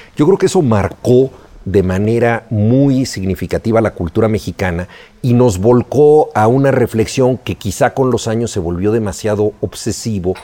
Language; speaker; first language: Spanish; native; Spanish